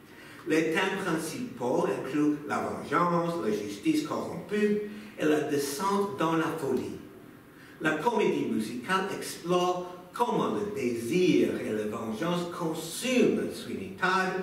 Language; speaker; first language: French; non-native, fluent; English